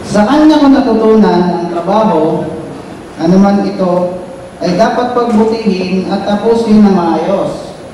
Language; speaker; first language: Filipino; native; Filipino